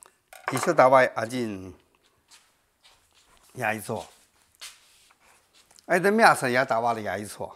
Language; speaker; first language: Russian; non-native, learner; Chinese